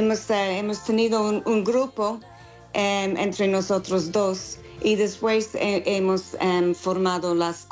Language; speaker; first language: Spanish; non-native, fluent; English